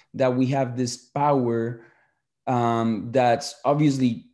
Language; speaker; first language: English; early bilingual, other home language; Spanish